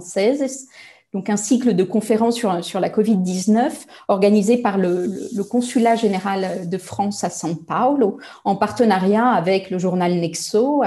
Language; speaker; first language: French; native; French